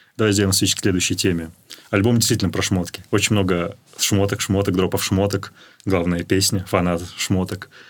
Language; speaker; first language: Russian; native; Russian